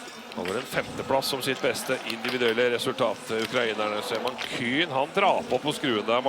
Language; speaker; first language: Norwegian; native; Norwegian